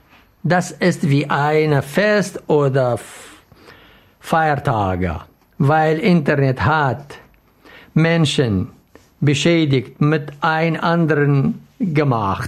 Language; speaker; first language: German; non-native, learner; Arabic